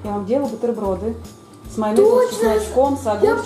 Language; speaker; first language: Russian; native; Russian